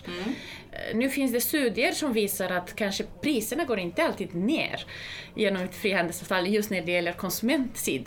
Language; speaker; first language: Swedish; non-native, fluent; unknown